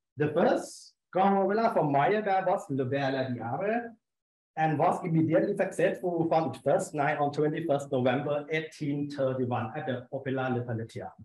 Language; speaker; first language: English; non-native, learner; Thai